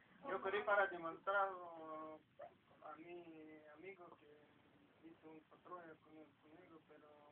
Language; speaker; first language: Spanish; non-native, learner; Hebrew